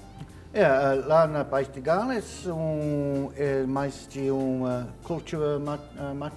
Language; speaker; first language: Portuguese; non-native, fluent; English